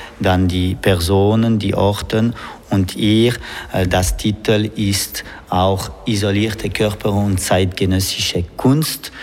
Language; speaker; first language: German; non-native, local second language; French